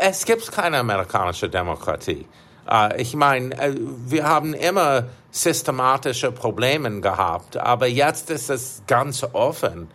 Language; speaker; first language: German; non-native, fluent; English